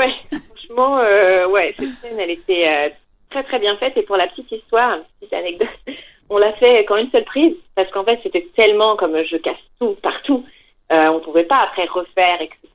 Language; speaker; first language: French; native; French